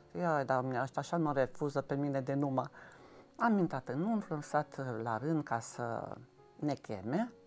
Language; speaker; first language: Romanian; non-native, local second language; Hungarian